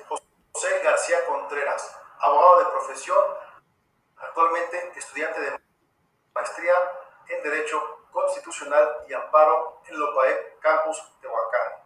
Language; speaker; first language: Spanish; native; Spanish